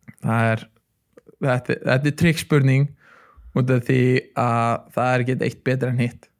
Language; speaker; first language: Icelandic; early bilingual, other home language; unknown